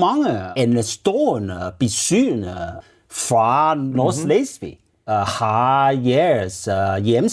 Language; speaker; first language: Danish; non-native, learner; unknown